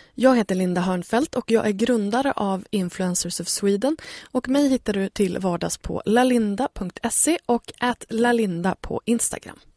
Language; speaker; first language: Swedish; native; Swedish